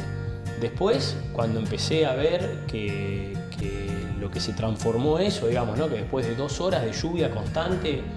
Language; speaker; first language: Spanish; native; Spanish